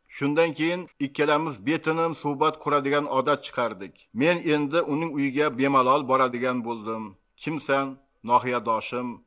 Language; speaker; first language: Uzbek; native; Uzbek